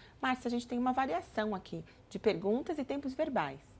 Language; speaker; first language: Portuguese; native; Portuguese